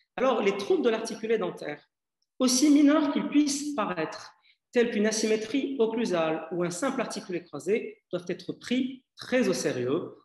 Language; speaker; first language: French; non-native, local second language; Arabic